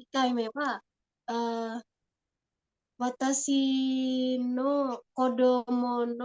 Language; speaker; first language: Japanese; non-native, learner; Indonesian